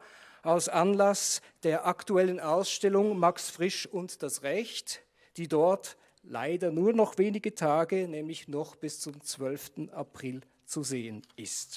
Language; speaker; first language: German; native; German